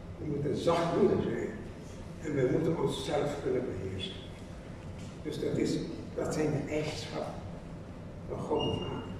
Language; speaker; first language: Dutch; non-native, fluent; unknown